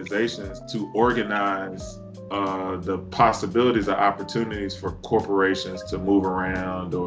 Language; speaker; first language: English; native; English